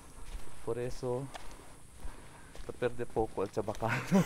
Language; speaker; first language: Spanish; non-native, learner; Chavacano